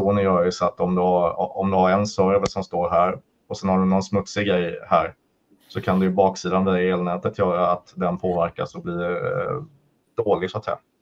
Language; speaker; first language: Swedish; native; Swedish